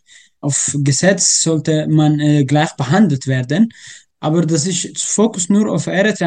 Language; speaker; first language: German; non-native, learner; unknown